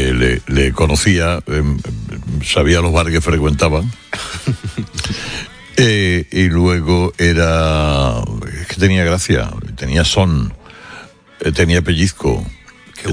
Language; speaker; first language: Spanish; native; Spanish